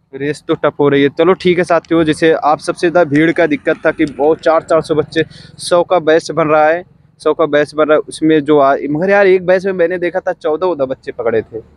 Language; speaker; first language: Hindi; native; Hindi